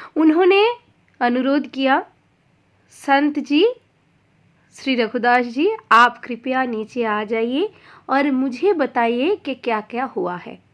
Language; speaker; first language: Hindi; non-native, local second language; Bangla